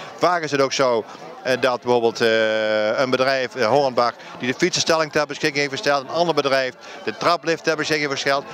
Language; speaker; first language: Dutch; native; Dutch